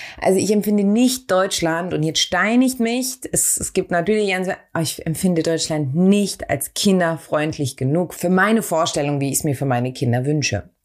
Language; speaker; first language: German; early bilingual, other home language; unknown